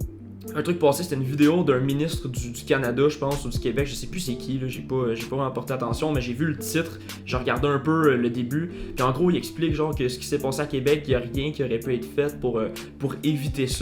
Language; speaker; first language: French; native; French